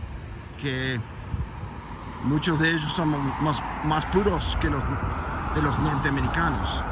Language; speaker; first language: Spanish; non-native, fluent; English